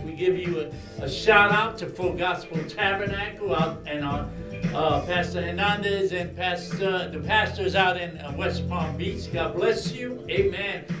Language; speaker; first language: English; early bilingual, other home language; Spanish